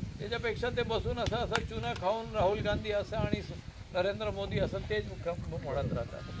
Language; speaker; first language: Marathi; non-native, local second language; Gujarati